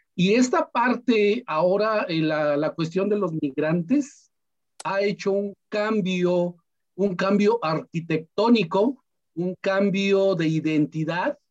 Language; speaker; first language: Spanish; non-native, local second language; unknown